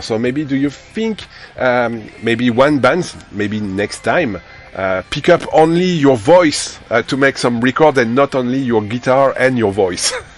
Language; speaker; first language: English; non-native, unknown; French